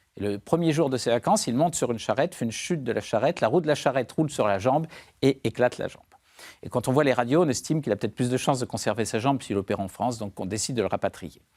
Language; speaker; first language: French; native; French